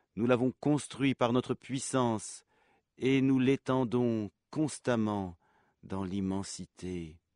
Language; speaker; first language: French; native; French